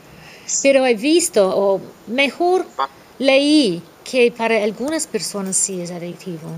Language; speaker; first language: Spanish; non-native, fluent; English